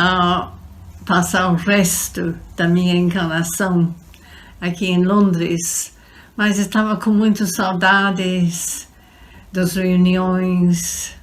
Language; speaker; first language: Portuguese; non-native, fluent; English